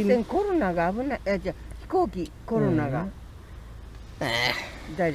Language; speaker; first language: Japanese; native; Japanese